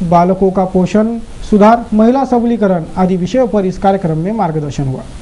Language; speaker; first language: Hindi; non-native, local second language; Marathi